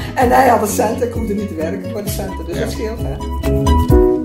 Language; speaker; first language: Dutch; native; Dutch